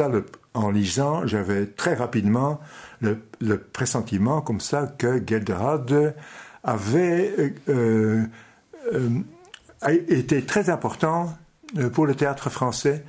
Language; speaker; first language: French; non-native, local second language; Dutch